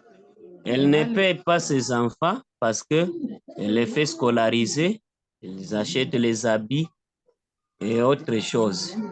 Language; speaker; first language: French; non-native, local second language; Swahili